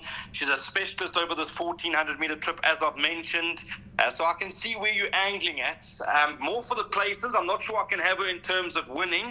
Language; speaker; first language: English; native; English